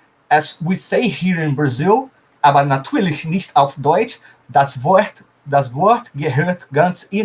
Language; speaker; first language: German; non-native, fluent; Portuguese